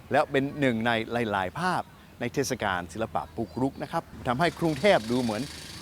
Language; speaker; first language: Thai; non-native, fluent; English